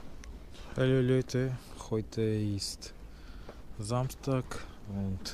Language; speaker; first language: German; non-native, learner; Russian